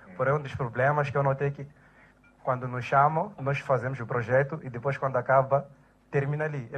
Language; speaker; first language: Portuguese; native; Portuguese